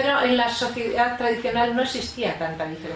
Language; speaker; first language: Spanish; native; Spanish